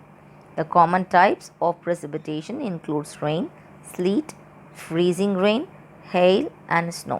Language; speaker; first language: English; non-native, local second language; Tamil